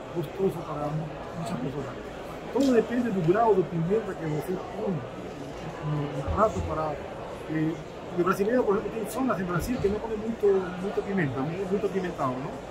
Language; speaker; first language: Portuguese; non-native, fluent; Spanish